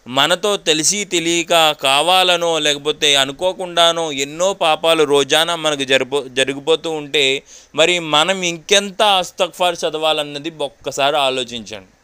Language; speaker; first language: Telugu; non-native, local second language; Urdu